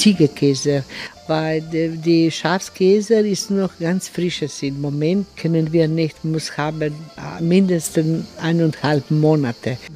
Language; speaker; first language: German; non-native, learner; Croatian